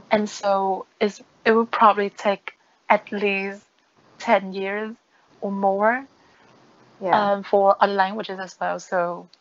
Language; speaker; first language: English; non-native, fluent; Vietnamese